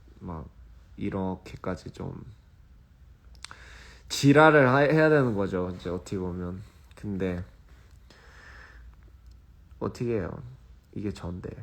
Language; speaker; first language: Korean; early bilingual, heritage; English